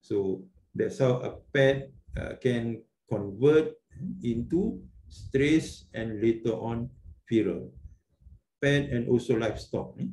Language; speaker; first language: English; non-native, local second language; Malay